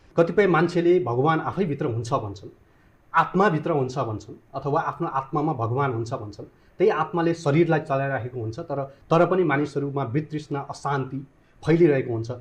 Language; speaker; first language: Nepali; native; Nepali